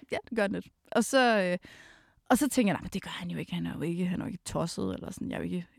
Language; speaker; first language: Danish; native; Danish